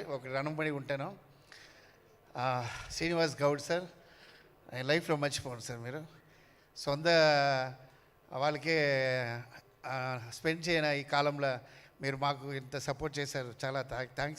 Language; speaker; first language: Telugu; non-native, local second language; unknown